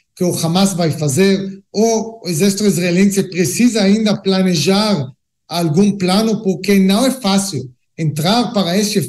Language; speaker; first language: Portuguese; non-native, learner; Hebrew